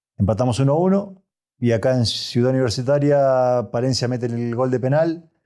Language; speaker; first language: Spanish; native; Spanish